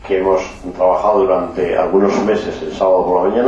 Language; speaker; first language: Spanish; native; Spanish